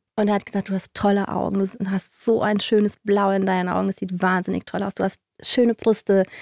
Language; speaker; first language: German; non-native, fluent; Polish